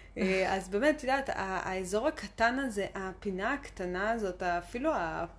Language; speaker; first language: Hebrew; early bilingual, other home language; Russian